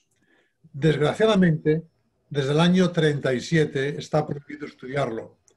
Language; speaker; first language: Spanish; native; Spanish